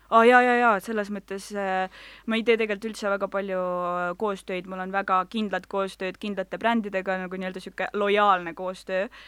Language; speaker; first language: Estonian; non-native, local second language; Russian